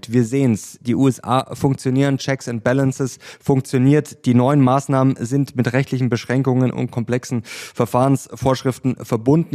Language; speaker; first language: German; native; German